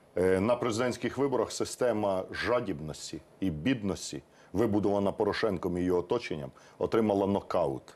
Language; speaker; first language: Ukrainian; native; Ukrainian